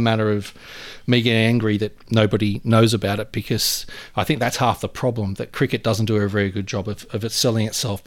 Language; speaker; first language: English; native; English